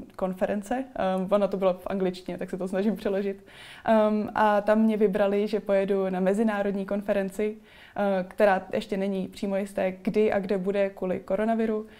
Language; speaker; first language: Czech; native; Czech